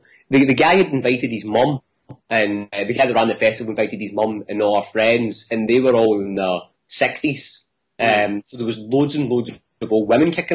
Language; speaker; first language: English; native; English